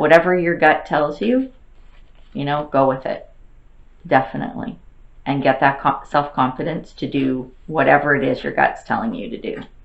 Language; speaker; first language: English; native; English